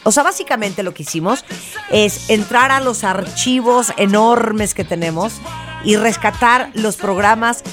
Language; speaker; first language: Spanish; native; Spanish